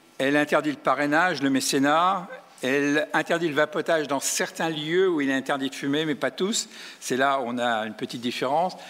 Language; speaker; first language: French; native; French